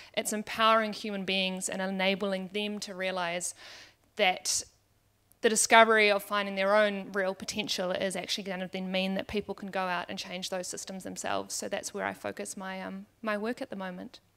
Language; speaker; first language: English; native; English